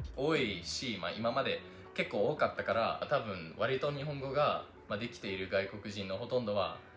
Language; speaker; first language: Japanese; non-native, fluent; English